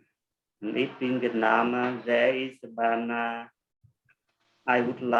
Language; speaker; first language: English; non-native, learner; Vietnamese